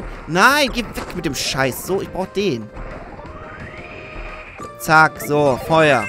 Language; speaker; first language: German; native; German